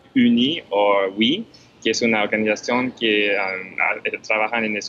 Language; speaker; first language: Spanish; non-native, fluent; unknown